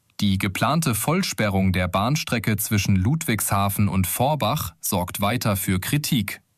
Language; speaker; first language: German; native; German